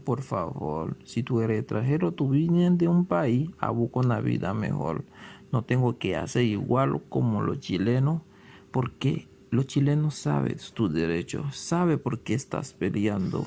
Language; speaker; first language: Spanish; non-native, learner; Haitian Creole